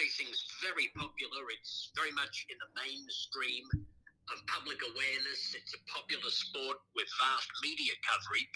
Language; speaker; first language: English; native; English